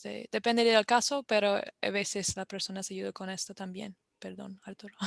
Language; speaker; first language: Spanish; non-native, fluent; English